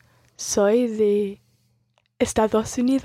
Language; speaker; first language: Spanish; non-native, learner; English